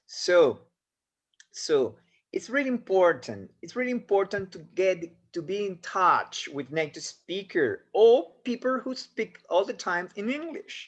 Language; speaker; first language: English; non-native, fluent; Spanish